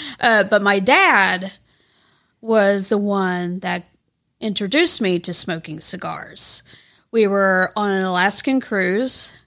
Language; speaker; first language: English; native; English